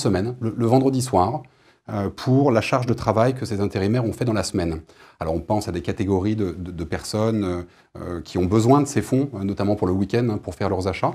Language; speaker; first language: French; native; French